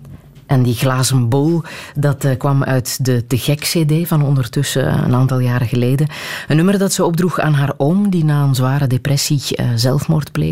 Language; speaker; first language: Dutch; native; Dutch